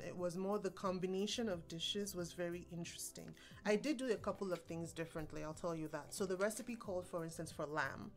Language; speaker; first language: English; non-native, local second language; Igbo